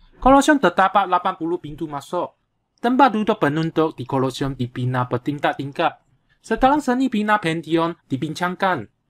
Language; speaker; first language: Malay; non-native, local second language; Chinese